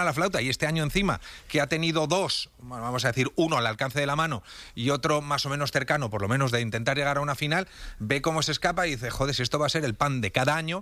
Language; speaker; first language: Spanish; native; Spanish